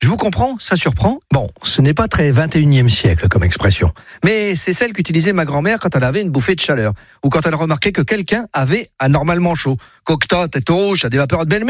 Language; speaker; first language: French; native; French